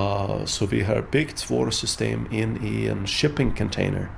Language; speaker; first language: Swedish; non-native, fluent; English